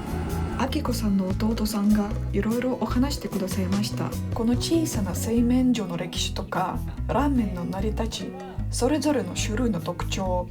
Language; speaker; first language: Japanese; non-native, fluent; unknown